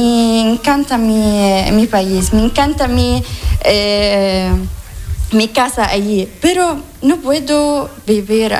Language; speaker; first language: Spanish; non-native, learner; Arabic